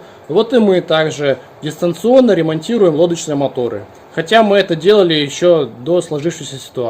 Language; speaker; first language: Russian; native; Russian